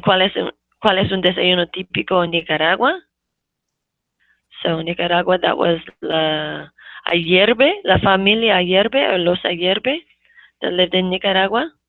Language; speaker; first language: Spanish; non-native, fluent; English